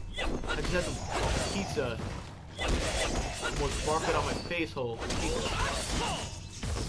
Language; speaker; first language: English; native; English